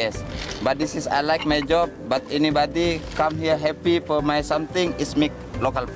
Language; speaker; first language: English; non-native, learner; Indonesian